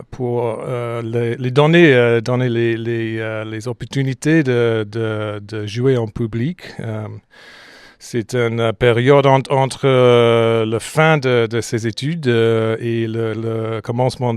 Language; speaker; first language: French; non-native, fluent; English